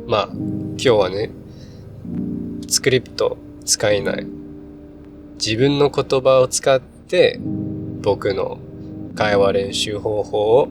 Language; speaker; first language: Japanese; non-native, learner; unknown